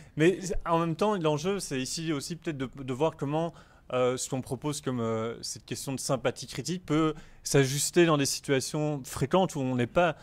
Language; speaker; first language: French; native; French